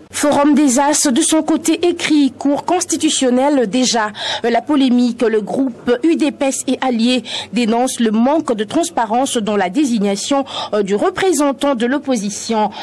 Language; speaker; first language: French; non-native, local second language; Lingala